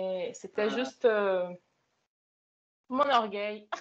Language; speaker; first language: French; non-native, fluent; Portuguese